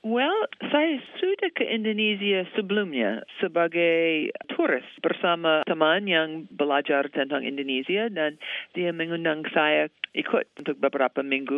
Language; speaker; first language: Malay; non-native, fluent; English